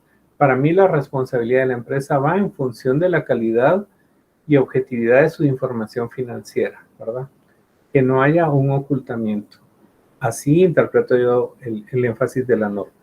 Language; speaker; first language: Spanish; native; Spanish